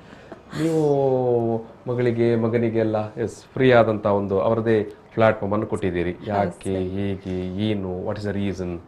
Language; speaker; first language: Kannada; native; Kannada